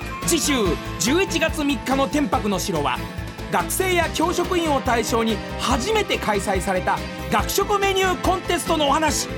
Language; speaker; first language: Japanese; native; Japanese